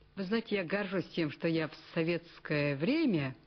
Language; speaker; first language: Russian; non-native, local second language; Kazakh